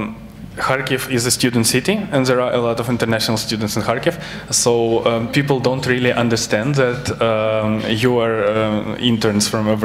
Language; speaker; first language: English; non-native, fluent; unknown